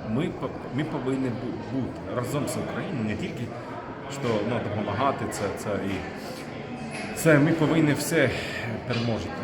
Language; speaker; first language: Ukrainian; non-native, learner; Lithuanian